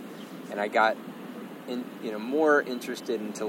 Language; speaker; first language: English; native; English